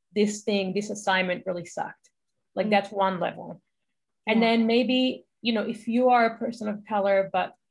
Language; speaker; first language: English; non-native, fluent; Hebrew